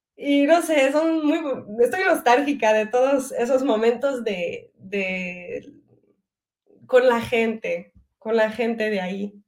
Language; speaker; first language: Spanish; non-native, fluent; French